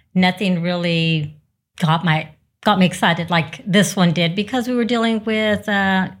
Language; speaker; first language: English; native; English